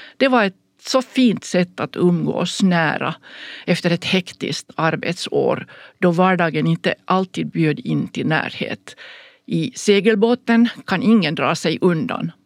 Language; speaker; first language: Swedish; native; Swedish